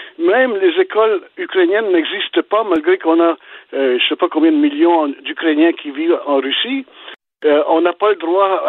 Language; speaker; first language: French; early bilingual, other home language; Ukrainian